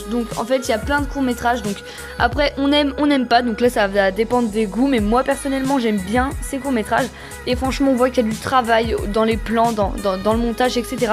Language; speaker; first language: French; native; French